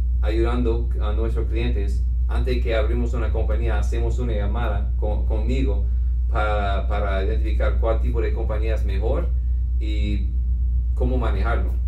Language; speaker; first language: Spanish; non-native, fluent; English